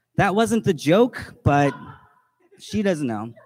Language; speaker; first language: English; native; English